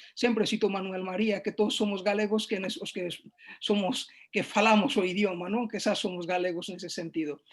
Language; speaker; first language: Galician; non-native, fluent; Bangla